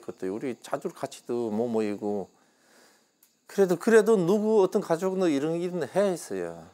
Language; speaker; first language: Korean; non-native, learner; Russian